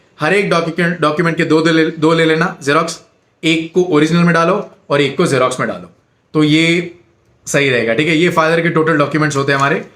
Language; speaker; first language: Hindi; non-native, local second language; Gujarati